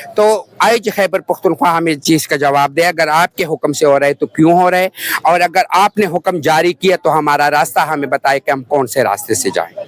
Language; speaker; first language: Urdu; non-native, local second language; Pashto